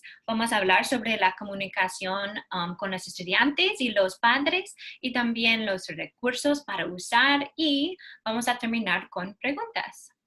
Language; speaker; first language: Spanish; non-native, learner; English